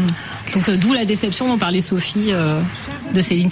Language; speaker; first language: French; native; French